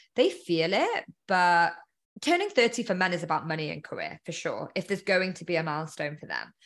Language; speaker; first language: English; native; English